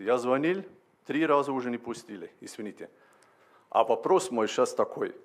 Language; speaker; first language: Russian; non-native, learner; Swedish